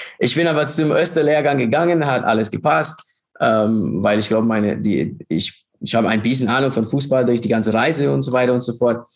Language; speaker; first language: German; non-native, fluent; English